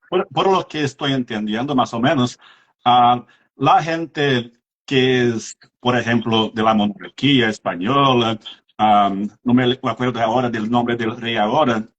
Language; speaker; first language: Spanish; non-native, fluent; Portuguese